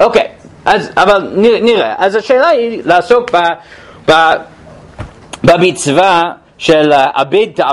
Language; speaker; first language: Hebrew; non-native, fluent; English